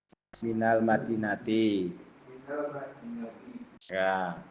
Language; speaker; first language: Arabic; non-native, fluent; Indonesian